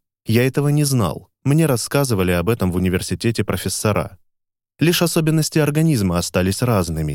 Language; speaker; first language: Russian; native; Russian